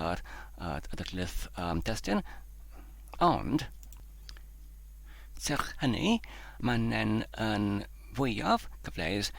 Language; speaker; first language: Welsh; non-native, fluent; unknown